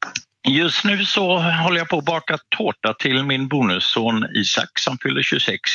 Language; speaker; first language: Swedish; native; Swedish